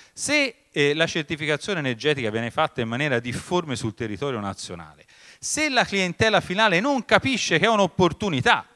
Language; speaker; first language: Italian; native; Italian